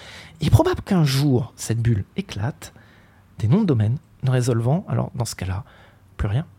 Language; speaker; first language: French; native; French